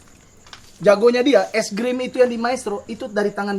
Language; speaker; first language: Indonesian; native; Indonesian